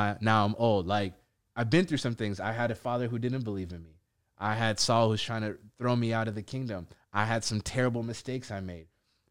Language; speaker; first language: English; native; English